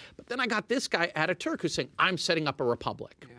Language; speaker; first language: English; non-native, fluent; Arabic